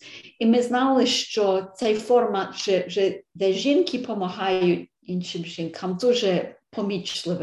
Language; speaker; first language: Ukrainian; early bilingual, heritage; Ukrainian